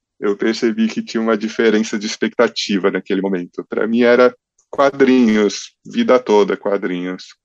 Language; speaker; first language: Portuguese; early bilingual, other home language; English